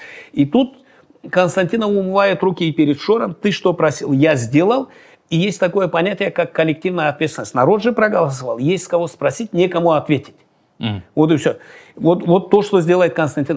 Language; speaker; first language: Russian; non-native, local second language; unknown